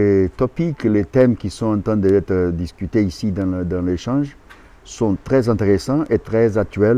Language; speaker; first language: French; non-native, fluent; Portuguese